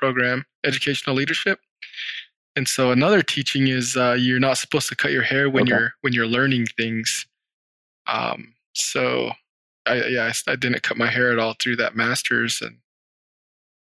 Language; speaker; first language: English; early bilingual, other home language; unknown